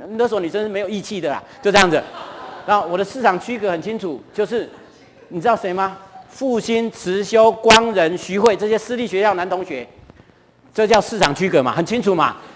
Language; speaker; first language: Chinese; non-native, local second language; Hakka Chinese